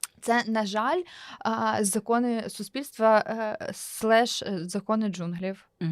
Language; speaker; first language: Ukrainian; native; Ukrainian